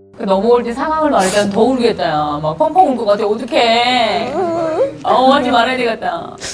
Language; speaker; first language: Korean; native; Korean